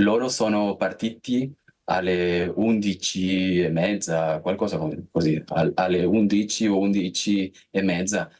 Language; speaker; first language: Italian; non-native, fluent; Spanish